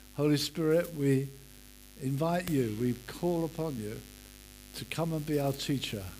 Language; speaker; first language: English; native; English